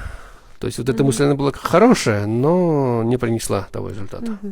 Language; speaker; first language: Russian; native; Russian